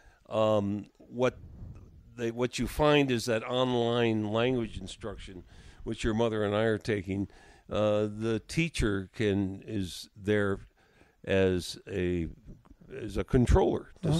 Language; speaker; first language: English; native; English